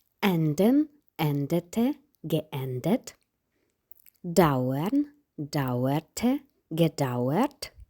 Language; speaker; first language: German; non-native, fluent; Ukrainian